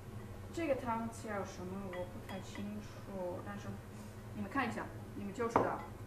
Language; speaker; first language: Chinese; non-native, learner; German